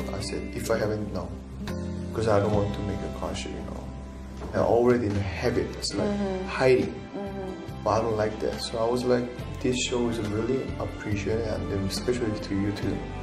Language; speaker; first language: English; non-native, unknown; Korean